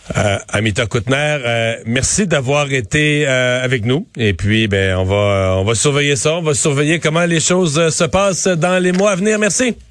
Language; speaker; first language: French; native; French